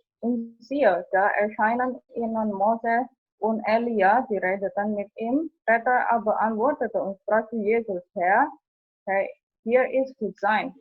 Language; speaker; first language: German; non-native, fluent; Indonesian